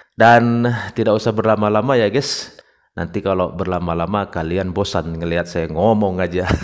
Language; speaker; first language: Indonesian; native; Indonesian